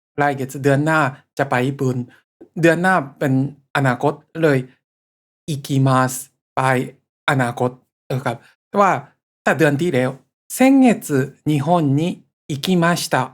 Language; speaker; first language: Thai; non-native, fluent; Japanese